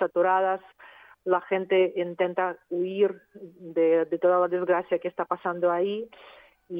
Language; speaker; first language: Spanish; non-native, fluent; Ukrainian